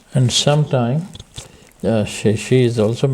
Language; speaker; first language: English; non-native, fluent; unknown